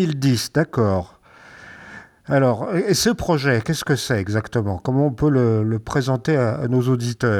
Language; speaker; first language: French; native; French